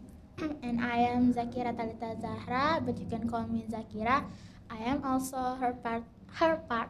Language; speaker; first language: English; non-native, learner; Indonesian